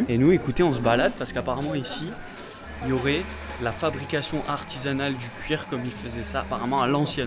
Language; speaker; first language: French; native; French